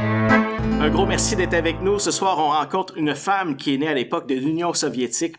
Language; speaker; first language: French; native; French